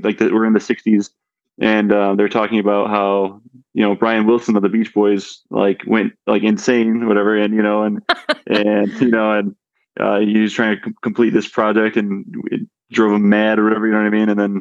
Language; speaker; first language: English; native; English